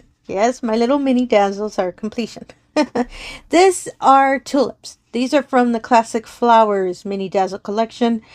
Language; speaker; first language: English; native; English